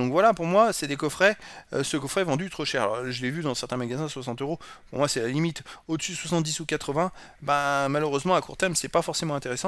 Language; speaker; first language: French; native; French